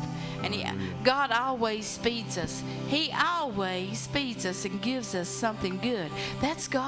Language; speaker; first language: English; native; English